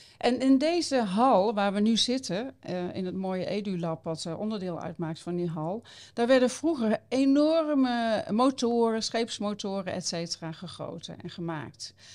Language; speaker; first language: Dutch; native; Dutch